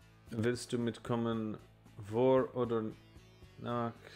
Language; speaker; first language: German; non-native, learner; English